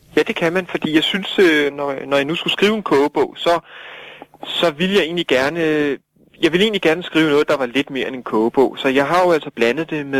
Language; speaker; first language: Danish; native; Danish